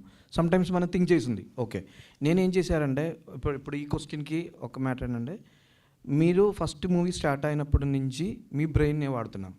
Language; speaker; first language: Telugu; non-native, learner; Malayalam